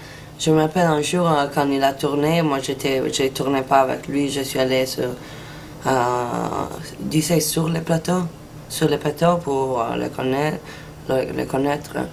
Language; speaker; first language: French; non-native, fluent; Italian